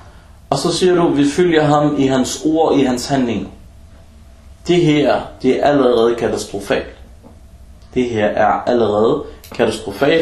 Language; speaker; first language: Danish; non-native, fluent; Arabic